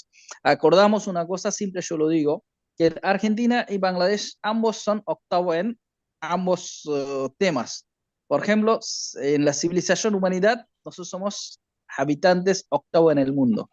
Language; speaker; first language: Spanish; non-native, learner; Bangla